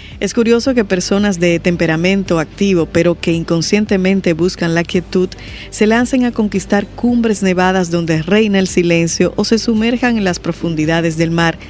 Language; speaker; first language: Spanish; native; Spanish